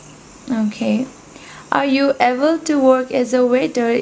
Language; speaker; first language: English; non-native, learner; Nepali